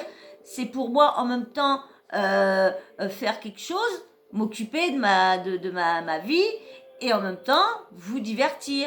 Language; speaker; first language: French; native; French